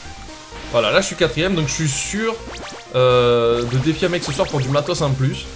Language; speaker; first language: French; native; French